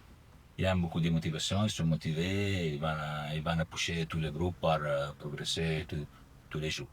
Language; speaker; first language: French; non-native, learner; Italian